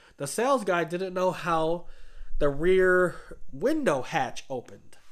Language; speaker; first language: English; native; English